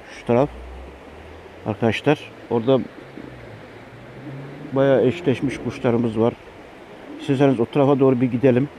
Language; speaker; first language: Turkish; native; Turkish